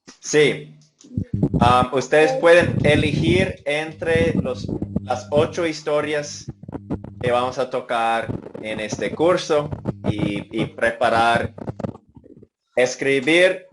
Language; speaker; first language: Spanish; non-native, fluent; English